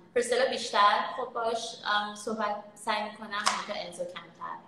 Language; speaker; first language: Persian; early bilingual, heritage; Persian